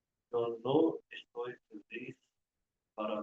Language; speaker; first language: Spanish; non-native, learner; English